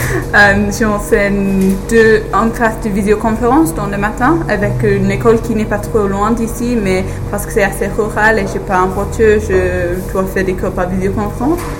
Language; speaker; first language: French; non-native, learner; English